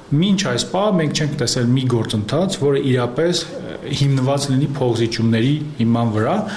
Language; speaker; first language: Armenian; native; Armenian